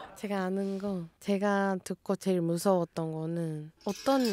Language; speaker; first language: Korean; non-native, fluent; Japanese